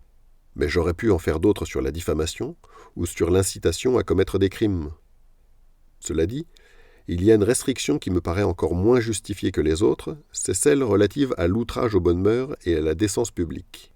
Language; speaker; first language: French; native; French